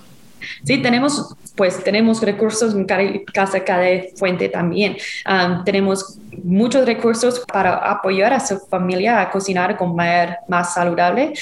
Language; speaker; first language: Spanish; non-native, fluent; English